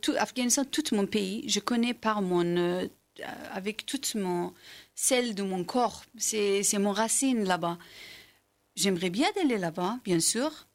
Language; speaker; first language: French; non-native, learner; Persian